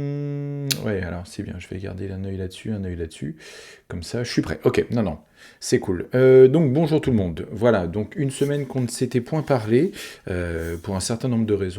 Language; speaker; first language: French; native; French